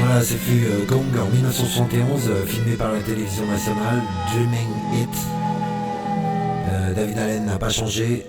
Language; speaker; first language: French; native; French